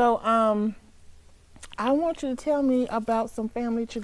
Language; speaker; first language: English; native; English